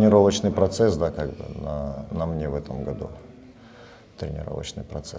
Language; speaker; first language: Russian; native; Russian